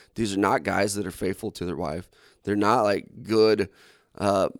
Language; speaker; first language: English; native; English